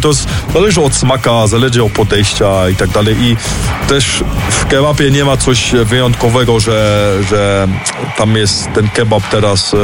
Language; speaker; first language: Polish; early bilingual, heritage; Polish